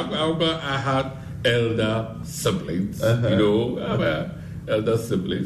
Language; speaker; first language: English; non-native, local second language; Akan